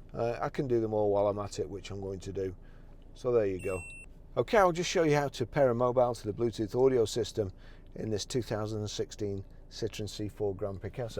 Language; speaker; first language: English; native; English